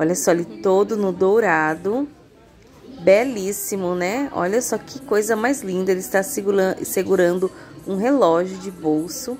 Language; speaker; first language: Portuguese; native; Portuguese